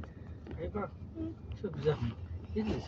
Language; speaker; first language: Arabic; non-native, learner; Filipino